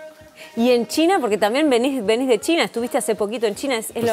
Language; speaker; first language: Spanish; native; Spanish